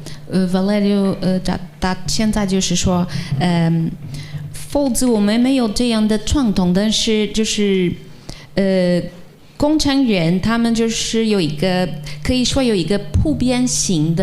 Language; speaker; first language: Chinese; non-native, fluent; Portuguese